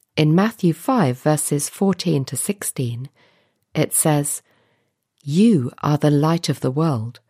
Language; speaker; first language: English; native; English